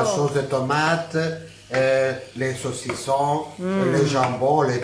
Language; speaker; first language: French; non-native, fluent; Spanish